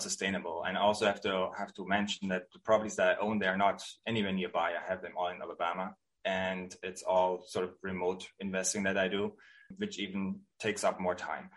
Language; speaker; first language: English; non-native, fluent; German